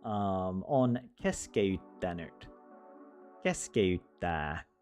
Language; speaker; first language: Finnish; non-native, learner; English